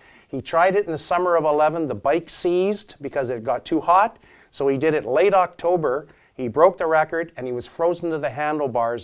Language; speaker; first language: English; native; English